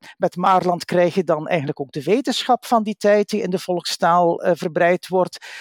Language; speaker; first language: Dutch; native; Dutch